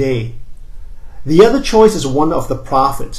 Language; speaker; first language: English; non-native, local second language; Cantonese